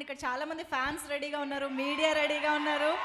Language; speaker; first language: Telugu; native; Telugu